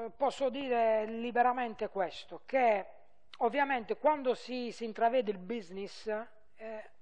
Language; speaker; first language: Italian; native; Italian